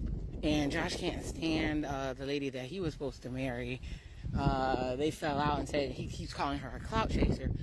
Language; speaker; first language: English; native; English